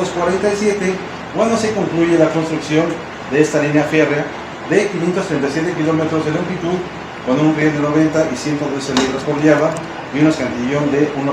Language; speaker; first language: Spanish; native; Spanish